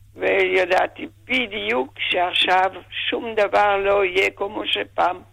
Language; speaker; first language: Hebrew; non-native, fluent; German